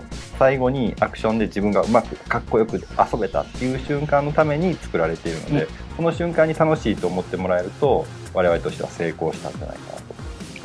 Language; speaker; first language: Japanese; native; Japanese